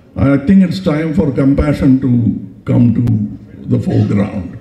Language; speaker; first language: English; non-native, local second language; Tamil